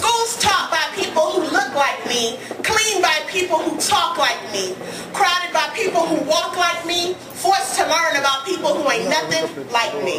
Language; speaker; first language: English; native; English